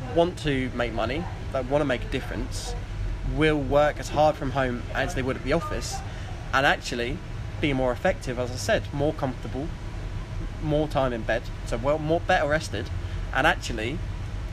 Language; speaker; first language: English; native; English